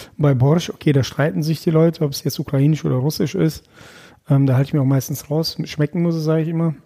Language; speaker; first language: German; early bilingual, other home language; Russian